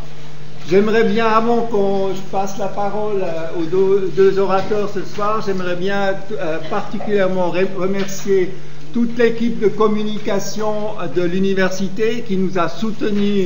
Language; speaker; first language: French; native; French